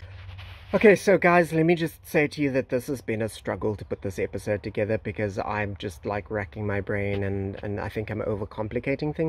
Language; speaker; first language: English; native; English